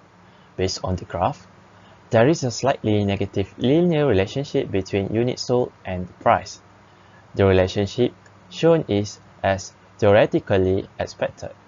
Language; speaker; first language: English; non-native, local second language; Malay